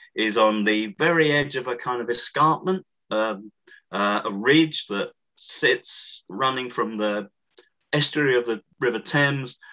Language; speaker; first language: English; native; English